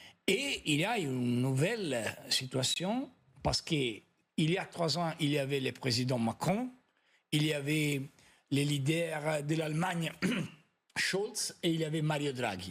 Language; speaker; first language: French; non-native, fluent; Italian